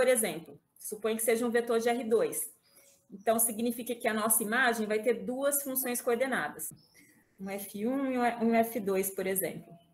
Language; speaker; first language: Portuguese; native; Portuguese